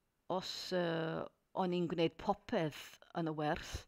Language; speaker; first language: Welsh; non-native, learner; English